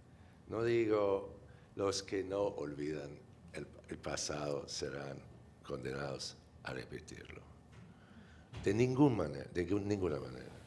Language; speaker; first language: Spanish; non-native, fluent; English